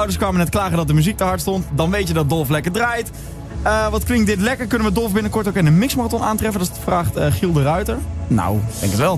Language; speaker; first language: Dutch; native; Dutch